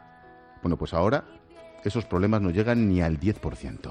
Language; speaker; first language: Spanish; native; Spanish